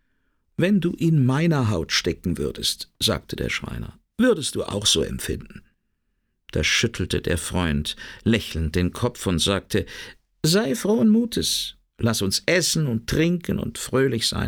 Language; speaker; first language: German; native; German